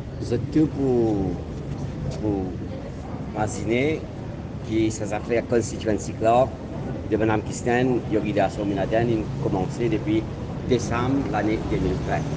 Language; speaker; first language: French; non-native, local second language; Morisyen